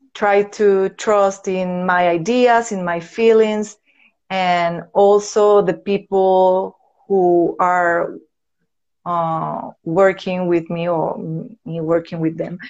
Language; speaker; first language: English; non-native, learner; Spanish